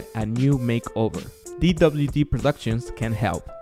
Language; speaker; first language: English; non-native, fluent; Spanish